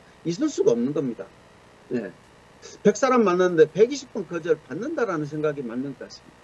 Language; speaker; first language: Korean; native; Korean